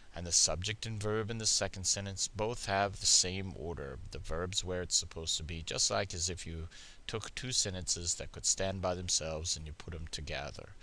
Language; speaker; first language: English; native; English